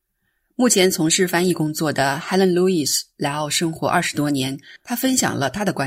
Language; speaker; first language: Chinese; native; Chinese